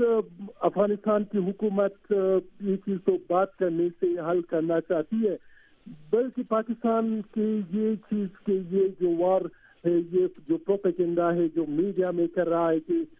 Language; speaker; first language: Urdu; non-native, learner; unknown